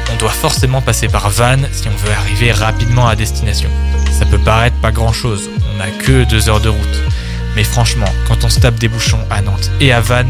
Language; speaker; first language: French; native; French